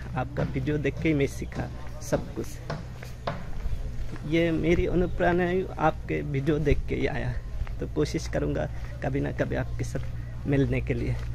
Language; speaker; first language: Hindi; non-native, fluent; Bangla